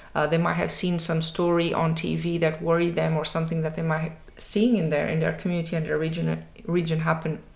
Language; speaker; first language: English; non-native, fluent; Portuguese